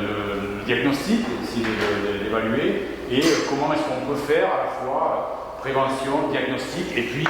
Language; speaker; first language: French; native; French